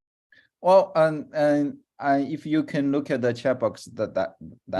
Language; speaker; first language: English; non-native, fluent; Chinese